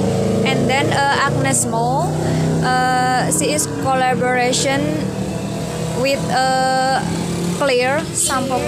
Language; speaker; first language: English; non-native, learner; Indonesian